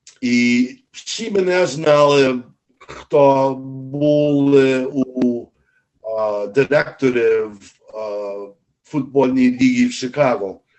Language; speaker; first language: Ukrainian; early bilingual, heritage; Ukrainian